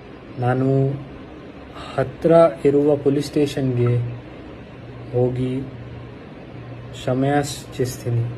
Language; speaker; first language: Kannada; non-native, learner; Hindi